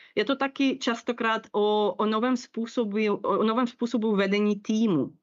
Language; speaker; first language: Czech; non-native, fluent; Russian